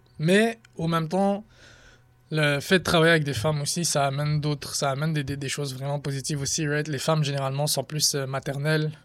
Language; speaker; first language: French; early bilingual, other home language; Arabic